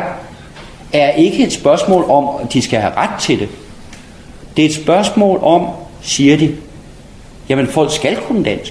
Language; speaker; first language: Danish; native; Danish